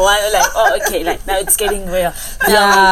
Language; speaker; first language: English; non-native, local second language; Zulu